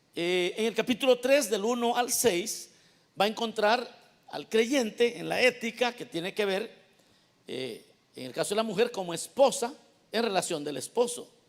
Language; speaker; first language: Spanish; native; Spanish